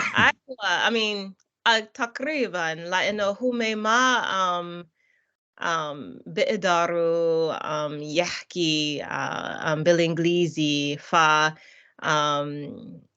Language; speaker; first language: Arabic; non-native, learner; English